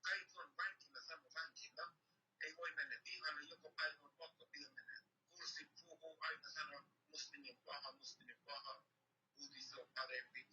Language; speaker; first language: Finnish; non-native, learner; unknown